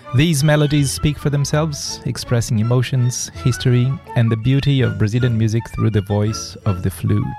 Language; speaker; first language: English; non-native, fluent; Portuguese